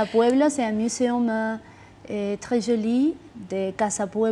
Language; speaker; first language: French; non-native, fluent; Spanish